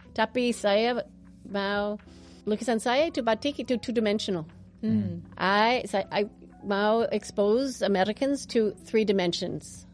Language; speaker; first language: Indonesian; non-native, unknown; English